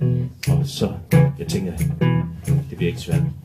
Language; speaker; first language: Danish; non-native, local second language; Faroese